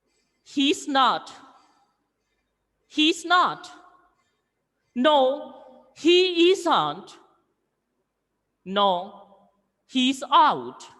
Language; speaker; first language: English; non-native, local second language; Hindi